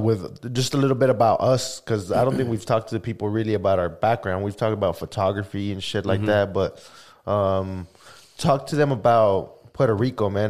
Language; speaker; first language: English; early bilingual, other home language; Spanish